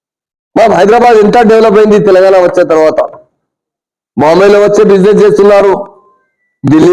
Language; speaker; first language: Telugu; non-native, local second language; Urdu